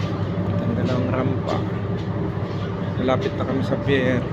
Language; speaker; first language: Filipino; native; Filipino